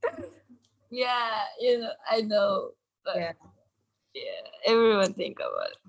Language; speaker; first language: English; non-native, learner; Japanese